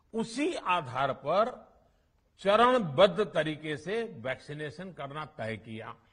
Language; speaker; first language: Hindi; non-native, local second language; Gujarati